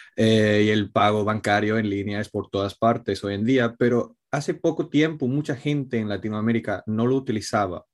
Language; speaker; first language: Spanish; non-native, fluent; Italian